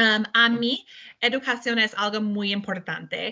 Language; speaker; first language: Spanish; non-native, learner; English